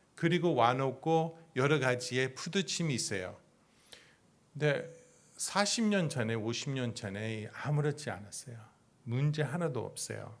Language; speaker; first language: Korean; non-native, fluent; English